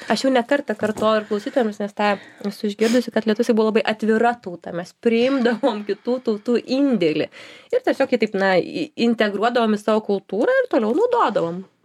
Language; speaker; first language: Lithuanian; native; Lithuanian